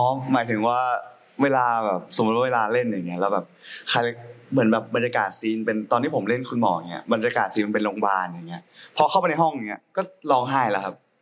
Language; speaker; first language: Thai; native; Thai